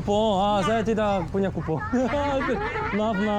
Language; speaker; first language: Indonesian; non-native, learner; Korean